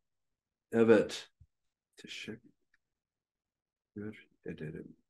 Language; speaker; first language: Turkish; non-native, learner; English